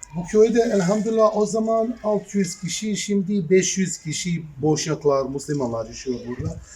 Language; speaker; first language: Turkish; non-native, learner; Bosnian